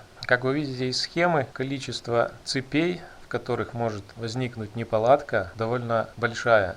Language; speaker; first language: Russian; native; Russian